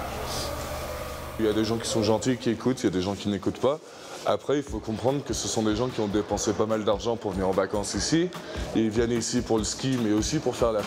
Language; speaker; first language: French; native; French